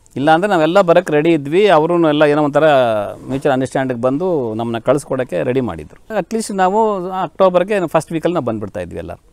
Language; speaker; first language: Kannada; native; Kannada